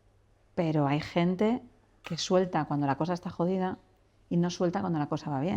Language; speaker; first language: Spanish; native; Spanish